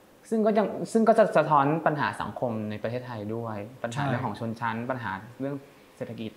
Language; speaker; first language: Thai; native; Thai